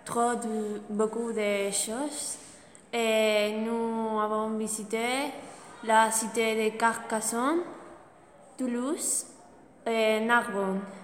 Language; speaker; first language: French; non-native, learner; Spanish